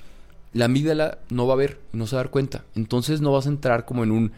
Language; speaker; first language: Spanish; native; Spanish